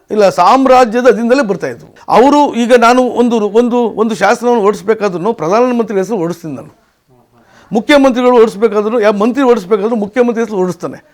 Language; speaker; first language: Kannada; native; Kannada